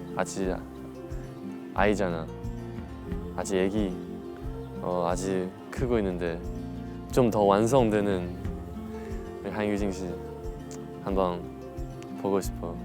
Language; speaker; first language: Korean; non-native, learner; Chinese